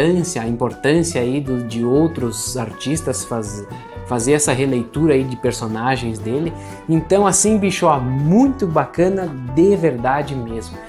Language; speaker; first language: Portuguese; native; Portuguese